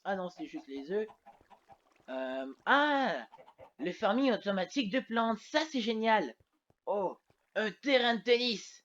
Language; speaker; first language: French; native; French